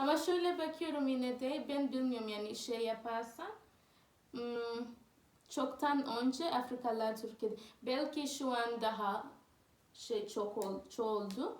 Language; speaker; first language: Turkish; non-native, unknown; Swahili